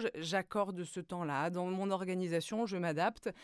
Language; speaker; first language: French; native; French